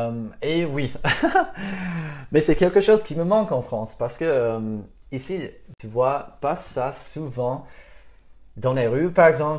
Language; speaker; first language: French; non-native, fluent; English